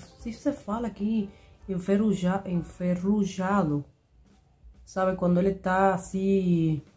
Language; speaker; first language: Portuguese; non-native, fluent; Spanish